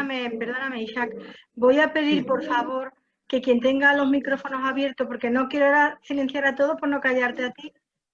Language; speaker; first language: Spanish; native; Spanish